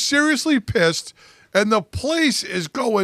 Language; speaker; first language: English; native; English